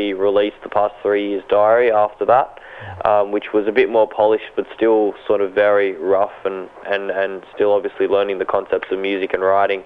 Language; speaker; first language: English; native; English